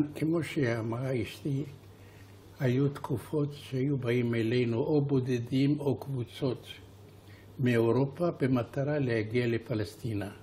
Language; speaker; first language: Hebrew; non-native, fluent; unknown